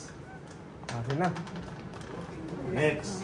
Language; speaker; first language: Filipino; native; Filipino